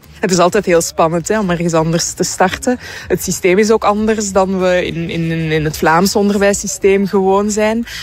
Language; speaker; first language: Dutch; native; Dutch